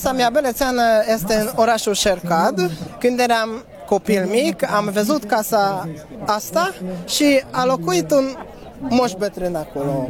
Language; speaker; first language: Romanian; non-native, learner; Hungarian